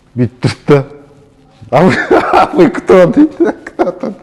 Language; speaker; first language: Russian; non-native, local second language; Kazakh